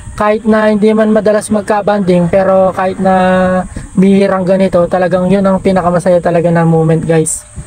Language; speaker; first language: Filipino; non-native, local second language; Pampanga